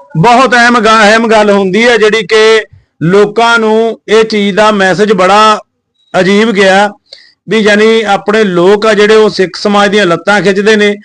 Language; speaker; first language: Punjabi; native; Punjabi